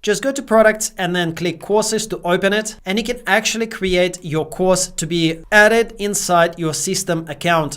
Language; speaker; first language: English; native; English